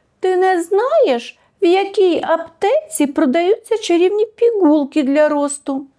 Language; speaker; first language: Ukrainian; native; Ukrainian